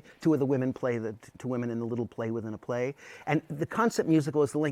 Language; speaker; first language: English; native; English